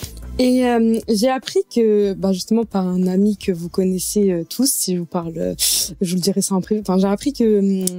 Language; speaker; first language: French; native; French